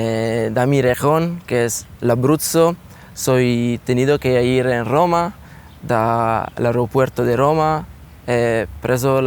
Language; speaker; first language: Spanish; non-native, learner; Italian